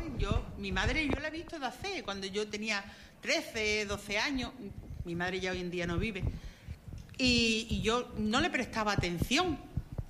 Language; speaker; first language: Spanish; native; Spanish